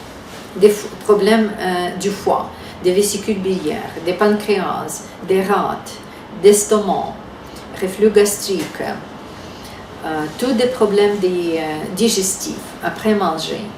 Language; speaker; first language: French; non-native, fluent; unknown